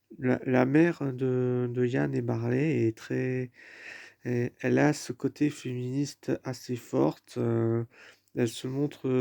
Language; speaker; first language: French; native; French